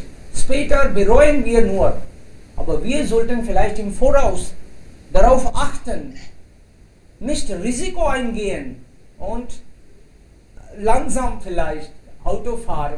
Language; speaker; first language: German; non-native, fluent; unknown